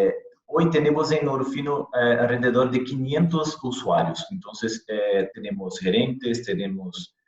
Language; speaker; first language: Spanish; non-native, fluent; Portuguese